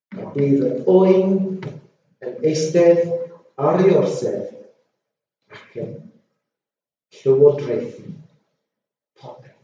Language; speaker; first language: Welsh; non-native, local second language; English